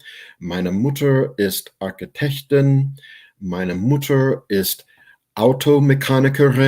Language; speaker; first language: German; non-native, fluent; English